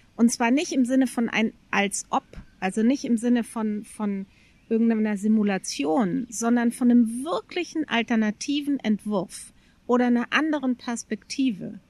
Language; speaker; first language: German; native; German